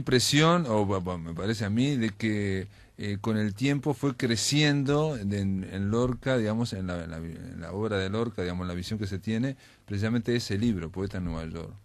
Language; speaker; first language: Spanish; native; Spanish